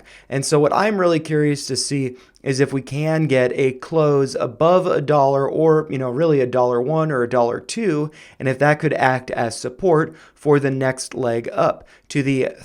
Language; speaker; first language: English; native; English